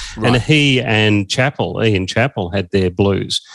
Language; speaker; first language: English; native; English